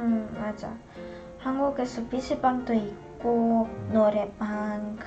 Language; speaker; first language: Korean; non-native, learner; Polish